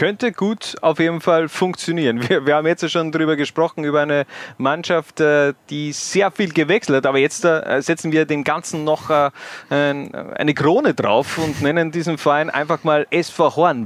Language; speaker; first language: German; native; German